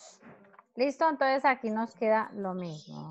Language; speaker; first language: Spanish; native; Spanish